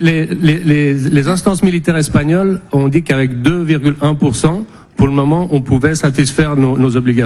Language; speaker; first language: French; non-native, fluent; Spanish